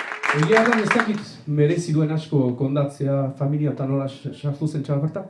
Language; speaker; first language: Basque; native; Basque